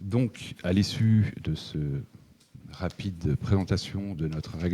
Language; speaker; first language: French; native; French